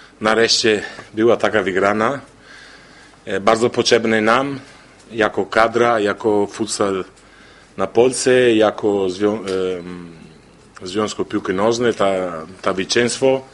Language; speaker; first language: Polish; non-native, learner; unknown